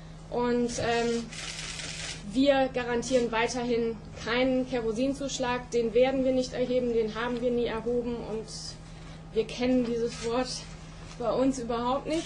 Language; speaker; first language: German; native; German